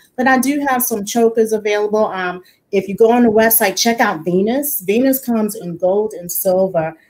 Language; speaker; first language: English; native; English